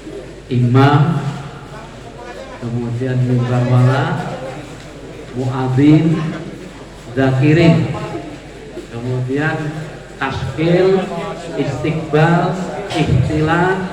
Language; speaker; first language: Indonesian; non-native, local second language; Javanese